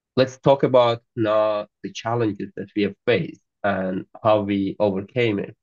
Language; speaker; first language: English; non-native, fluent; Azerbaijani